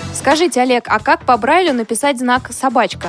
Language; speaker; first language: Russian; native; Russian